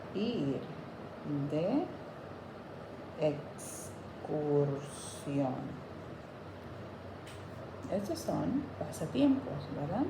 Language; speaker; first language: Spanish; non-native, fluent; English